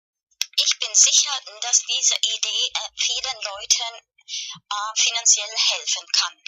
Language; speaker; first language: German; non-native, fluent; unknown